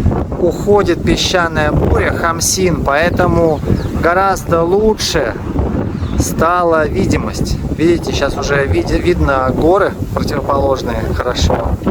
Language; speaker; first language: Russian; native; Russian